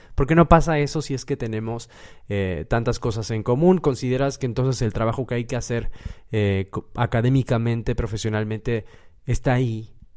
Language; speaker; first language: Spanish; native; Spanish